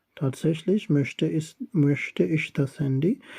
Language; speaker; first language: German; non-native, learner; Urdu